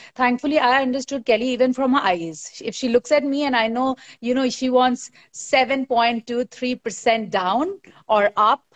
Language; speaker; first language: English; non-native, local second language; Hindi